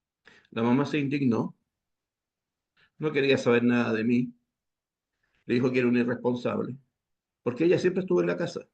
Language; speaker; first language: Spanish; native; Spanish